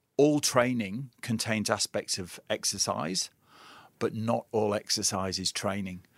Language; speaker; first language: English; native; English